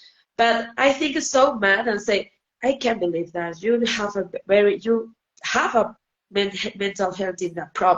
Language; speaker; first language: English; non-native, learner; Spanish